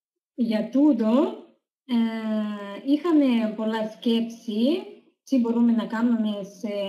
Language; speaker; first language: Greek; non-native, learner; Russian